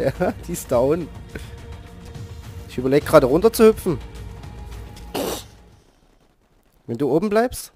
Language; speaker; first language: German; native; German